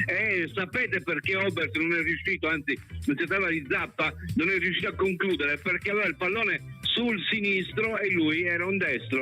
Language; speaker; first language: Italian; native; Italian